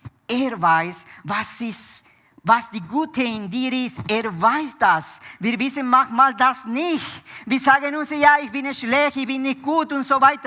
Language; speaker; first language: German; non-native, fluent; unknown